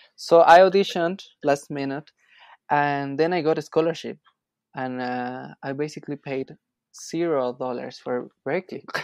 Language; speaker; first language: English; non-native, fluent; Spanish